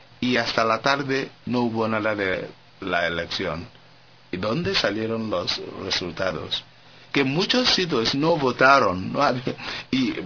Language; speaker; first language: Spanish; non-native, fluent; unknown